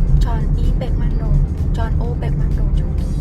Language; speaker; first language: Korean; non-native, learner; Vietnamese